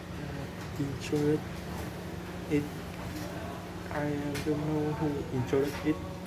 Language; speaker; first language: English; non-native, learner; Vietnamese